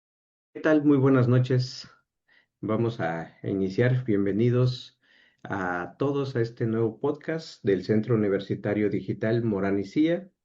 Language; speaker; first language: Spanish; native; Spanish